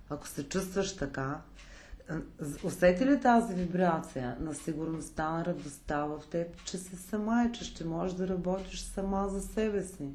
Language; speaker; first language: Bulgarian; native; Bulgarian